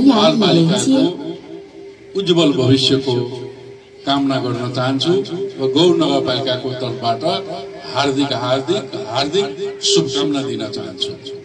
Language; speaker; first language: Nepali; non-native, local second language; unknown